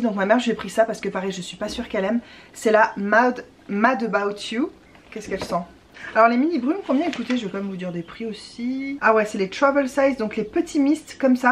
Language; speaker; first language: French; native; French